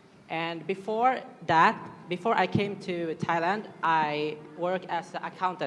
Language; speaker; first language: English; non-native, fluent; Swedish